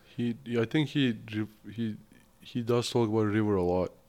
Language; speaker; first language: English; non-native, fluent; Turkish